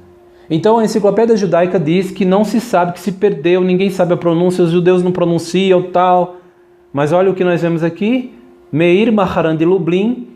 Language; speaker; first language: Portuguese; native; Portuguese